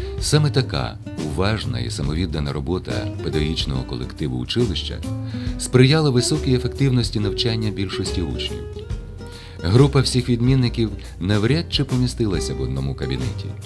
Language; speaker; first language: Ukrainian; native; Ukrainian